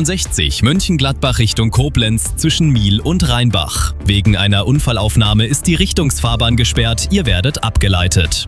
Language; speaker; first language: German; native; German